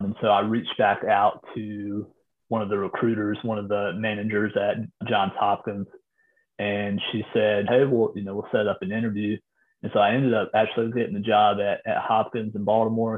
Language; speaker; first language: English; native; English